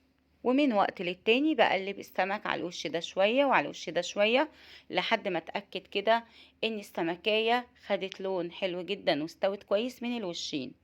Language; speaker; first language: Arabic; native; Arabic